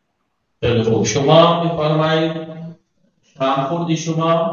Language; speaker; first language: Persian; non-native, fluent; Urdu